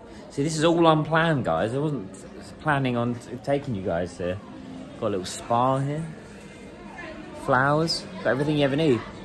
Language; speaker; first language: English; native; English